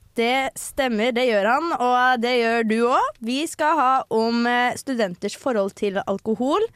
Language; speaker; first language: Norwegian; native; Norwegian